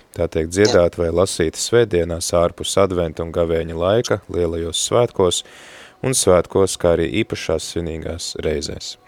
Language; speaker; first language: Latvian; native; Latvian